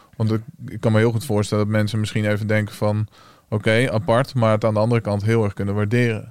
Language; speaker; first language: Dutch; native; Dutch